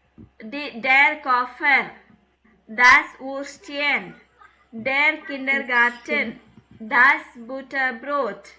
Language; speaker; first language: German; non-native, fluent; Tamil